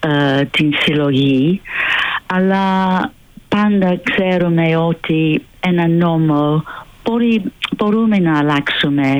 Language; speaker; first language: Greek; non-native, fluent; English